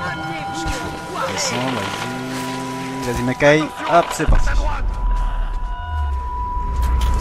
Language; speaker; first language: French; native; French